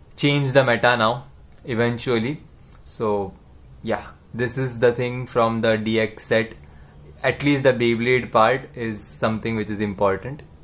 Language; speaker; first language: English; non-native, local second language; Hindi